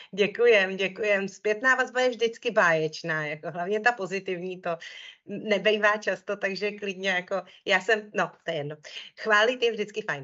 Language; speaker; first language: Czech; native; Czech